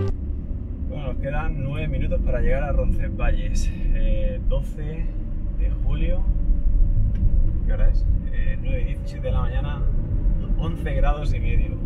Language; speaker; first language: Spanish; native; Spanish